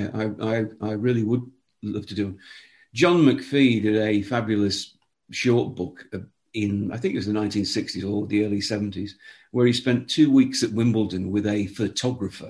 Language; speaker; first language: English; native; English